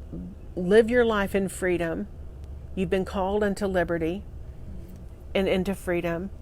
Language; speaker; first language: English; native; English